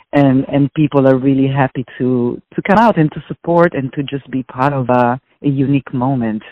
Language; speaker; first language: English; non-native, fluent; Italian